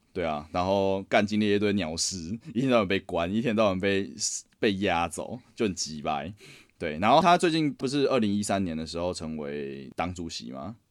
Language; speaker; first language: Chinese; native; Chinese